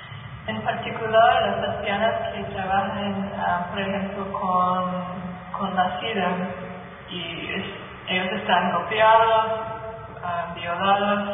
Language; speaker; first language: Spanish; non-native, learner; English